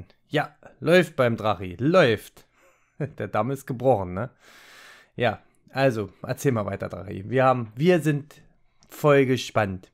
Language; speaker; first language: German; native; German